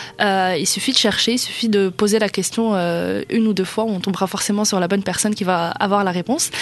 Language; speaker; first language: French; non-native, local second language; Arabic